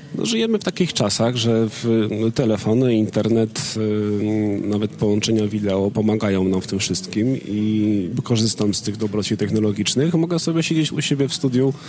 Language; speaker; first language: Polish; native; Polish